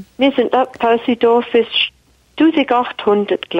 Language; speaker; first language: German; non-native, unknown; English